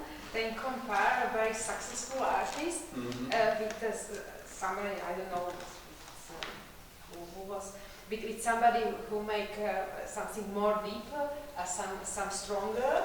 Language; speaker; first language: English; non-native, learner; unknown